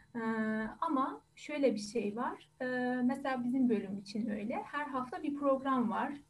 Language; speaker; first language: Turkish; non-native, fluent; Persian